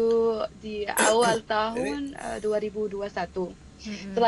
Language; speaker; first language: Indonesian; non-native, fluent; Arabic